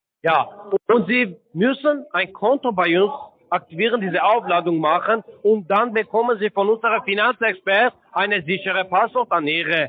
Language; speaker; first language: German; non-native, learner; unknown